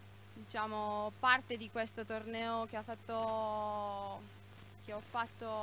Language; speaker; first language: Italian; non-native, learner; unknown